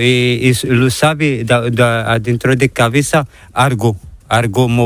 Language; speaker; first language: Spanish; non-native, learner; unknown